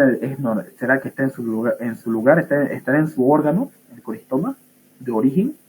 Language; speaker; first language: Spanish; native; Spanish